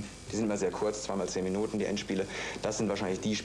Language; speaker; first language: German; native; German